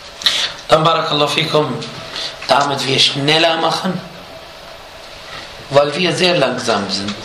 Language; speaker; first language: German; non-native, fluent; Arabic